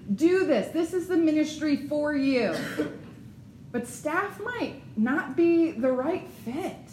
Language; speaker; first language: English; native; English